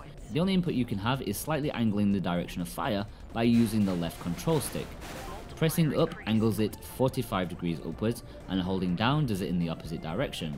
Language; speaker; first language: English; native; English